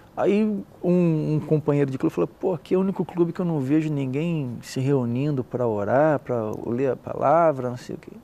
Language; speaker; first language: Portuguese; native; Portuguese